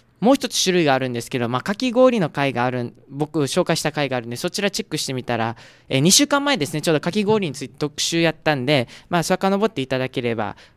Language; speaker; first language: Japanese; native; Japanese